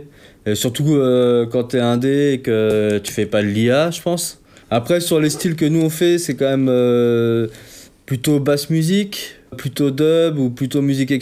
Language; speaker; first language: French; native; French